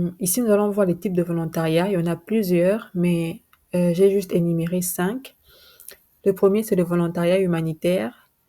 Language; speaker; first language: French; non-native, local second language; Lingala